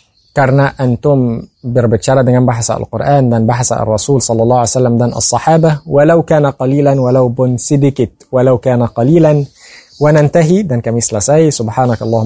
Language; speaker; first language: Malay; non-native, fluent; Arabic